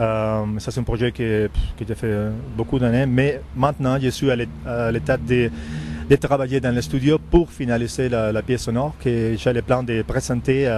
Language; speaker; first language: French; non-native, fluent; Spanish